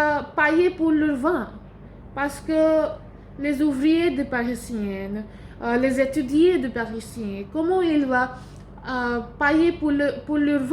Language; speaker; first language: French; non-native, learner; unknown